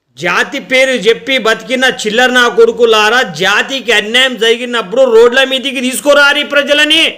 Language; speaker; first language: Telugu; non-native, local second language; Lambadi